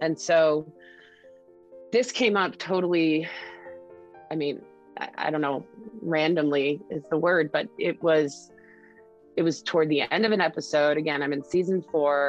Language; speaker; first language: English; native; English